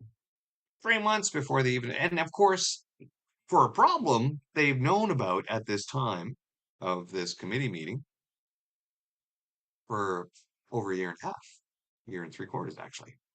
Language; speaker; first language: English; native; English